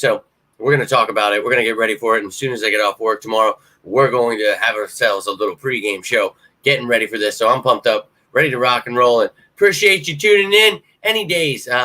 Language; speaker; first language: English; native; English